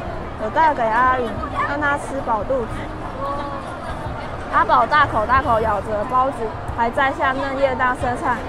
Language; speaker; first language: Chinese; native; Chinese